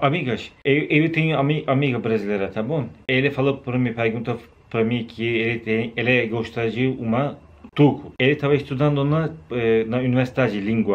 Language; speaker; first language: Portuguese; non-native, learner; Turkish